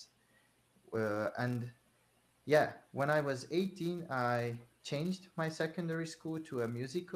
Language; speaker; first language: English; non-native, fluent; Hungarian